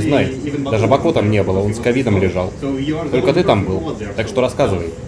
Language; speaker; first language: Russian; native; Russian